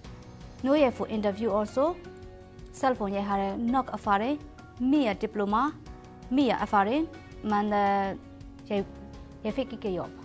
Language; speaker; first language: Norwegian; non-native, learner; Burmese